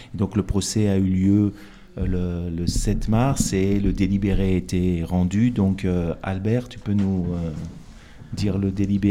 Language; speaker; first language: French; native; French